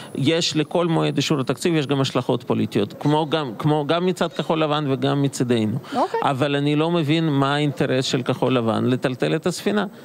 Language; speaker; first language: Hebrew; non-native, fluent; Russian